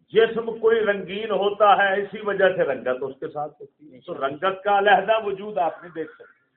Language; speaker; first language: Urdu; non-native, local second language; Punjabi